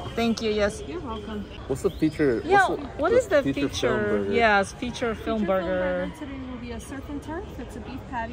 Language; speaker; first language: English; non-native, fluent; Portuguese